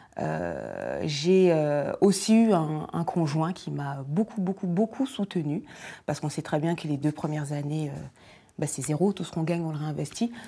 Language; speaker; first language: French; native; French